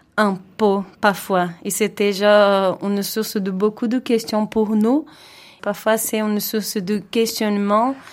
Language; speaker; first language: French; non-native, fluent; Portuguese